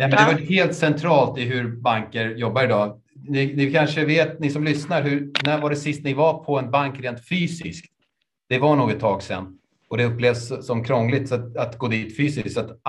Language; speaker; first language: Swedish; native; Swedish